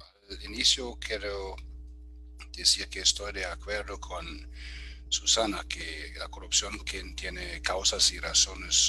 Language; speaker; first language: Spanish; non-native, fluent; German